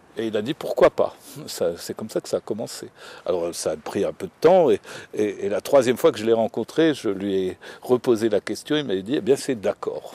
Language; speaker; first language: French; native; French